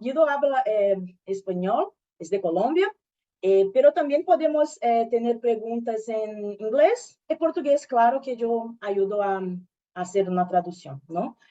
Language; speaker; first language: Spanish; non-native, learner; Portuguese